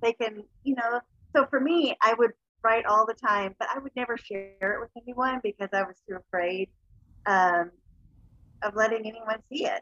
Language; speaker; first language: English; native; English